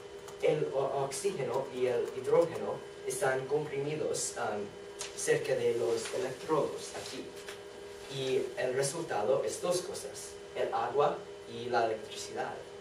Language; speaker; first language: Spanish; non-native, learner; English